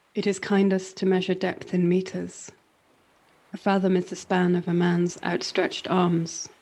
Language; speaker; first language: English; native; English